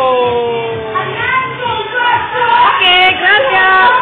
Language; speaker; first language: Spanish; non-native, learner; Cebuano